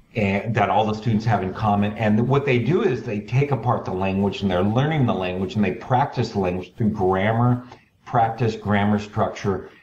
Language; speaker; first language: English; native; English